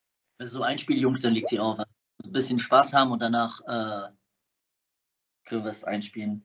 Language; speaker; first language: German; native; German